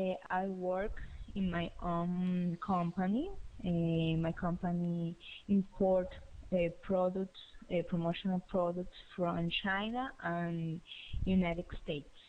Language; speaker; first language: English; non-native, learner; Spanish